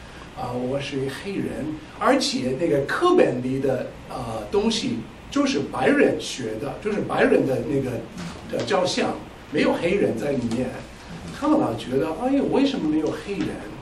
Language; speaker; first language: Chinese; non-native, fluent; English